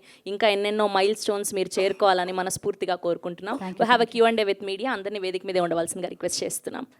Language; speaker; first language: Telugu; native; Telugu